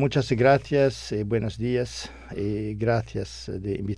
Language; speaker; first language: Spanish; non-native, fluent; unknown